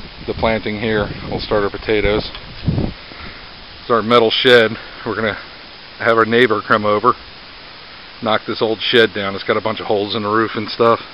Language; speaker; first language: English; native; English